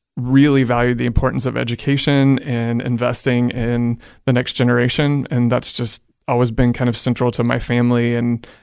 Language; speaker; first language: English; native; English